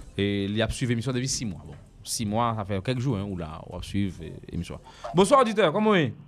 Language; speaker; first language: French; non-native, local second language; Haitian Creole